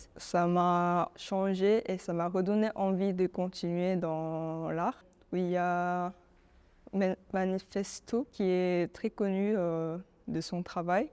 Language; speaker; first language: French; non-native, fluent; Korean